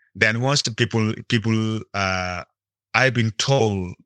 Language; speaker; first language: English; non-native, local second language; Nepali